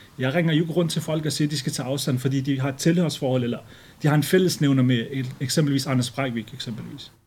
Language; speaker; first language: Danish; early bilingual, other home language; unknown